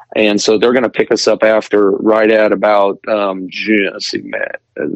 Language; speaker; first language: English; native; English